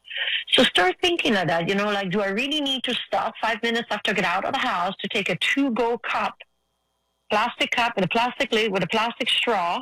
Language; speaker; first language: English; non-native, fluent; Italian